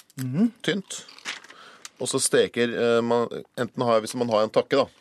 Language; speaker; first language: Norwegian; native; Norwegian